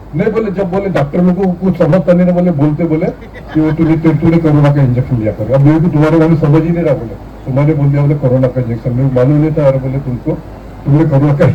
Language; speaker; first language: Hindi; non-native, local second language; Marathi